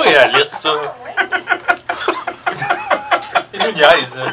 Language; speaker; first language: French; native; French